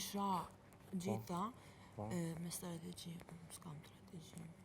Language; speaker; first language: Albanian; non-native, learner; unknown